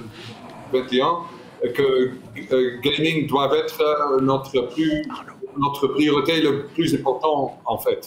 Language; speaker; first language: French; non-native, fluent; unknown